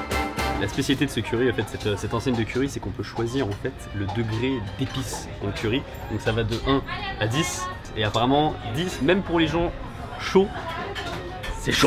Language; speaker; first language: French; native; French